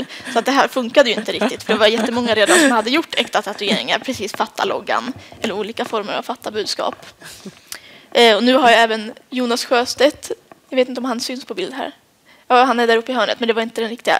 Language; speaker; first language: Swedish; native; Swedish